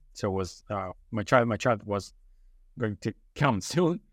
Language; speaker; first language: English; non-native, learner; Italian